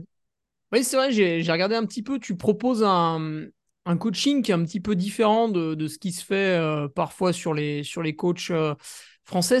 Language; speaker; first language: French; native; French